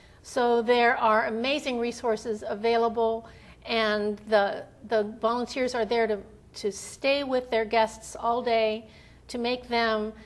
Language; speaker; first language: English; native; English